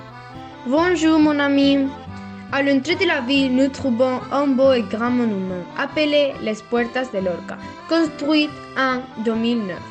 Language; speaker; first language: French; non-native, learner; Spanish